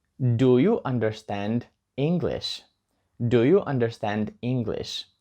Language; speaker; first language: English; non-native, learner; Ukrainian